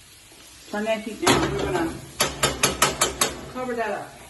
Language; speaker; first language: English; native; English